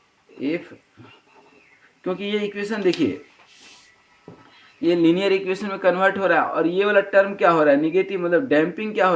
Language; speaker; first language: Hindi; native; Hindi